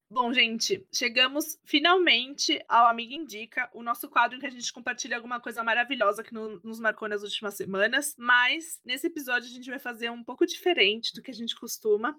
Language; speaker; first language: Portuguese; early bilingual, other home language; Spanish